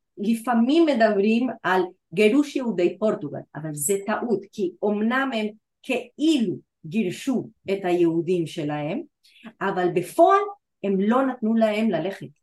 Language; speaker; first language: Hebrew; non-native, fluent; Spanish